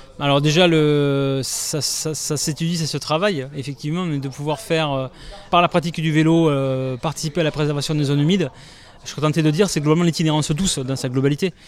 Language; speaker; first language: French; native; French